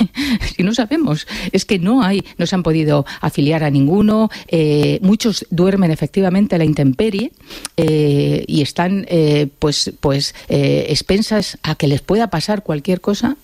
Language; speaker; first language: Spanish; native; Spanish